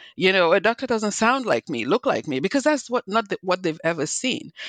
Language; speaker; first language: English; non-native, local second language; Igbo